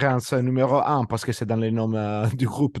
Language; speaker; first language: French; non-native, fluent; Italian